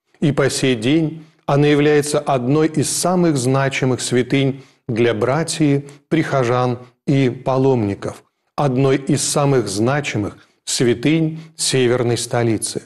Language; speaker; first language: Russian; native; Russian